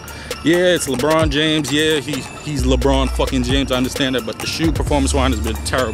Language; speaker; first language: English; native; English